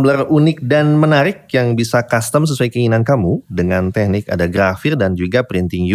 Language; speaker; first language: Indonesian; native; Indonesian